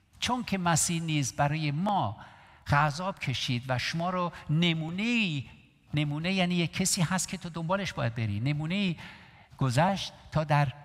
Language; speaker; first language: Persian; non-native, local second language; Armenian